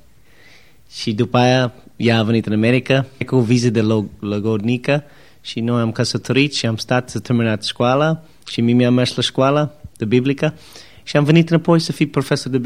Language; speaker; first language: Romanian; non-native, learner; English